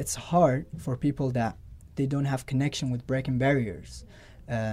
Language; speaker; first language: English; non-native, fluent; Arabic